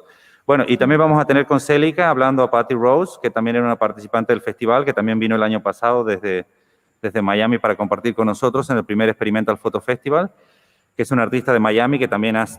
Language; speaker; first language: Spanish; native; Spanish